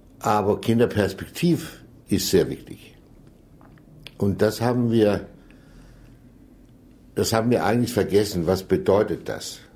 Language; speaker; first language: German; non-native, fluent; Danish